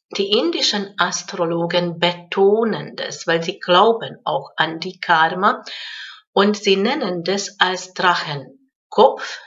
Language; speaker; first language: German; non-native, fluent; Hungarian